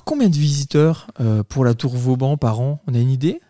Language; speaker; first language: French; native; French